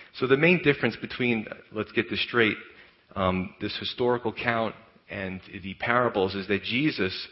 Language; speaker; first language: English; native; English